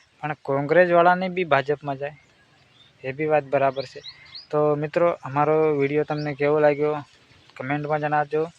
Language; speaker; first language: Gujarati; non-native, local second language; Bhili